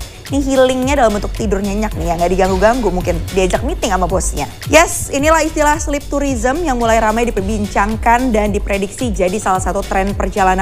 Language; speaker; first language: Indonesian; native; Indonesian